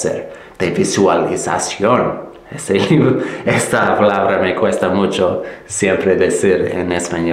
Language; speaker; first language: Spanish; non-native, fluent; English